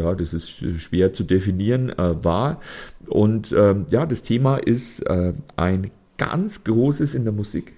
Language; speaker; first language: German; native; German